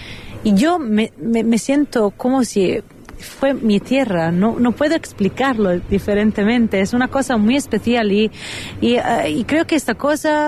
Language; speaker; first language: Spanish; non-native, fluent; Italian